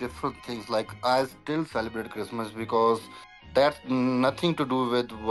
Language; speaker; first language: English; non-native, local second language; Punjabi